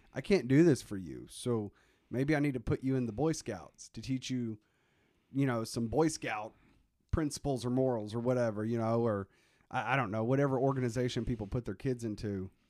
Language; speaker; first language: English; native; English